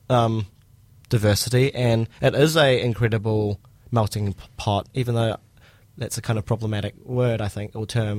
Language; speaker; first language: English; native; English